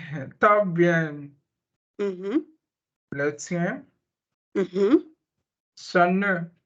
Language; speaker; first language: French; non-native, learner; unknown